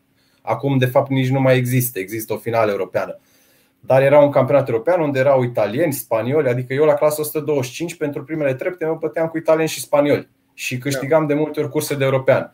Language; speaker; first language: Romanian; native; Romanian